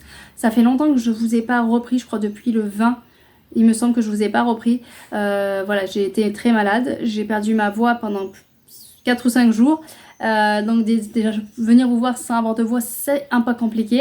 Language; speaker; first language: French; native; French